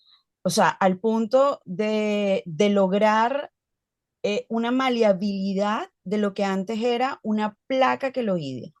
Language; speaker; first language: Spanish; native; Spanish